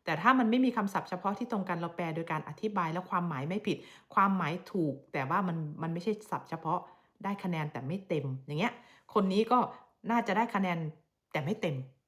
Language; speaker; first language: Thai; native; Thai